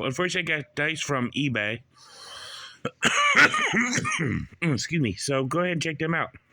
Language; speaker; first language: English; native; English